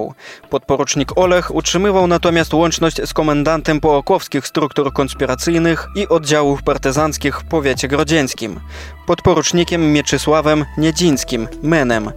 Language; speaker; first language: Polish; native; Polish